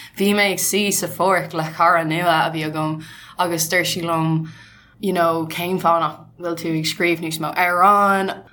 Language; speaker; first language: Irish; non-native, local second language; English